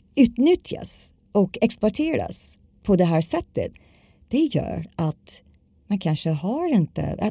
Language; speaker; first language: Swedish; non-native, fluent; English